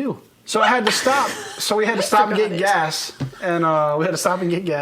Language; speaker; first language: English; native; English